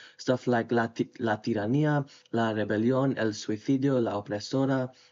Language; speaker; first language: Spanish; non-native, learner; English